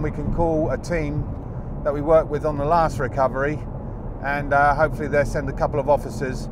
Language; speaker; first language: English; native; English